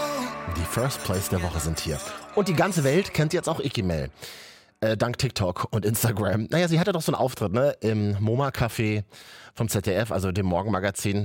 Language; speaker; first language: German; native; German